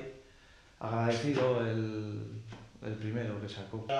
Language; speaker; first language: Spanish; native; Spanish